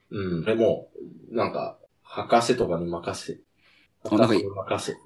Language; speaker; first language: Japanese; non-native, fluent; English